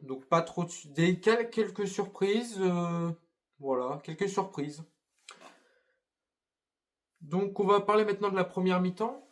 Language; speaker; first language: French; native; French